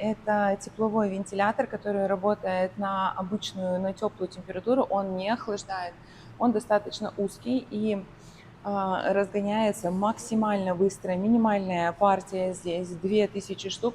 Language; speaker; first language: Russian; native; Russian